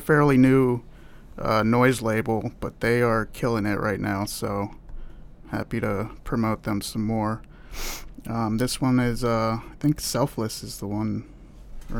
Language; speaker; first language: English; native; English